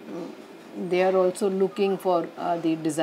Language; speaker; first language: Telugu; non-native, learner; Hindi